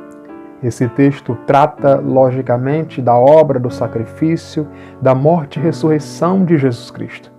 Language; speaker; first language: Portuguese; native; Portuguese